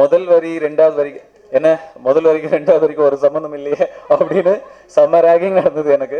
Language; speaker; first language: Tamil; native; Tamil